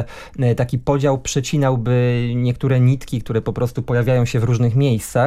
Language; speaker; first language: Polish; native; Polish